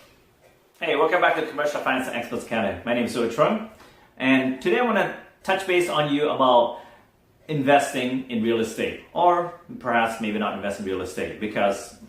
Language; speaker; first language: English; non-native, fluent; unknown